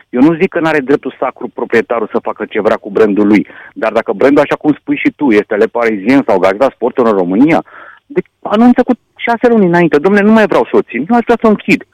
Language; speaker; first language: Romanian; non-native, local second language; Hungarian